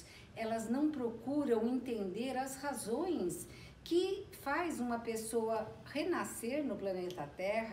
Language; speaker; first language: Portuguese; native; Portuguese